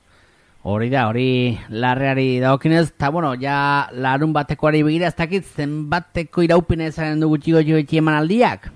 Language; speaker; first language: Basque; native; Basque